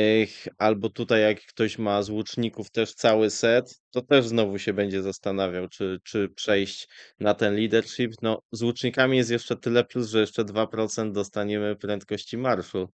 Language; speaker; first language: Polish; native; Polish